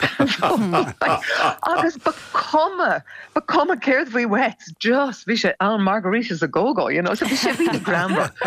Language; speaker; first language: Irish; non-native, local second language; English